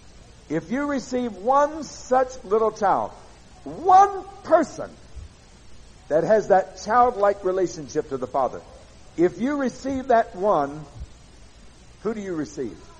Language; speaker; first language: English; native; English